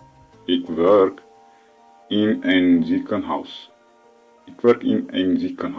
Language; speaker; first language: Dutch; non-native, learner; Tigrinya